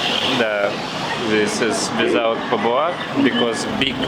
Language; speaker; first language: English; non-native, learner; Russian